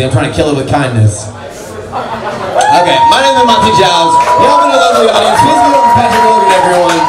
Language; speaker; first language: English; native; English